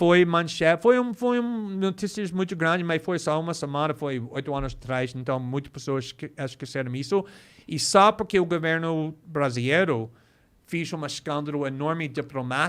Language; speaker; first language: Portuguese; non-native, fluent; English